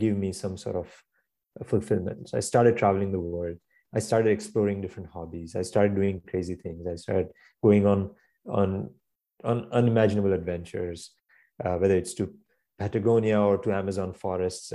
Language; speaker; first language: English; non-native, local second language; Gujarati